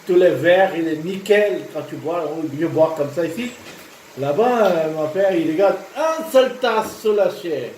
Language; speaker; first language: French; non-native, learner; Urdu